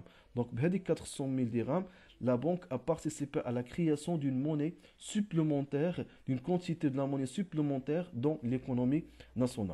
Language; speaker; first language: French; non-native, local second language; Arabic